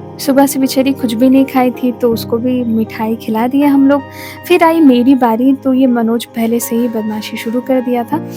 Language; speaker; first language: Hindi; non-native, local second language; Bangla